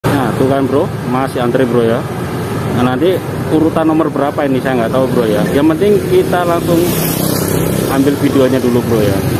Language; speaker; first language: Indonesian; native; Indonesian